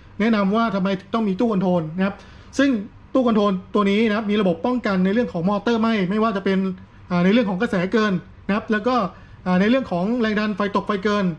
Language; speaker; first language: Thai; native; Thai